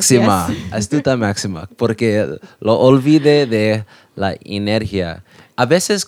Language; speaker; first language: Spanish; non-native, learner; English